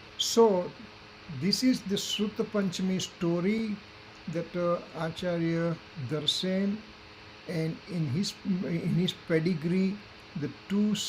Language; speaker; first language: English; non-native, local second language; Gujarati